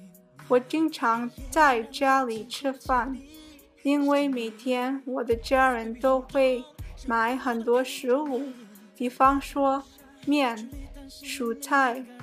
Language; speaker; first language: Chinese; early bilingual, heritage; Chinese